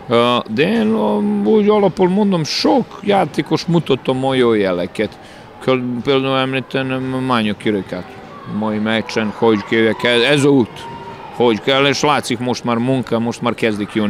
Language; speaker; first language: Hungarian; non-native, learner; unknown